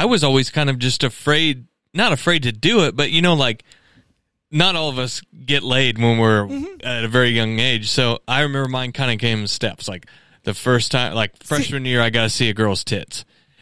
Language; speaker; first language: English; native; English